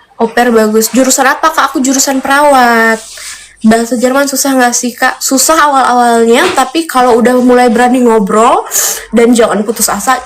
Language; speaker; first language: Indonesian; native; Indonesian